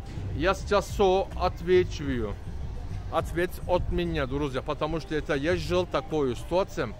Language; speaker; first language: Russian; non-native, learner; Turkish